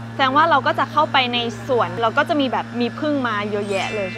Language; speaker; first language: Thai; native; Thai